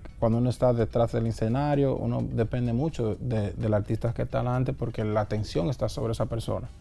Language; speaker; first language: Spanish; early bilingual, heritage; Spanish